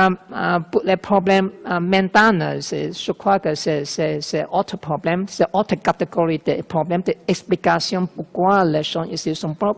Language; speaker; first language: French; non-native, learner; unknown